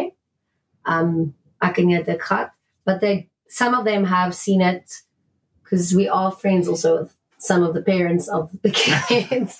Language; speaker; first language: English; non-native, local second language; Afrikaans